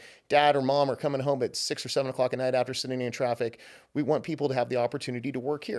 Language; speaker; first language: English; native; English